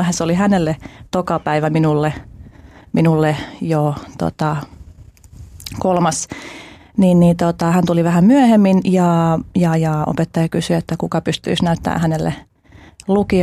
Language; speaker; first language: Finnish; early bilingual, other home language; Albanian